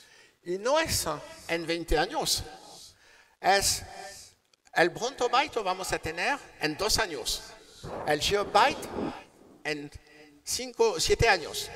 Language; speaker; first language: Spanish; non-native, learner; French